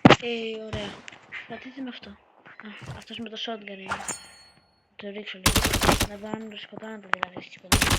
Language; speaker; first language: Greek; native; Greek